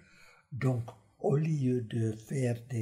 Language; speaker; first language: French; non-native, fluent; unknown